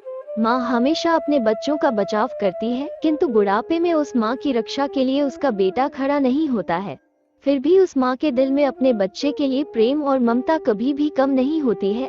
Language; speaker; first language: Hindi; native; Hindi